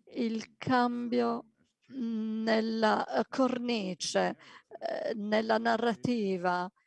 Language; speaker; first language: Italian; non-native, fluent; Dutch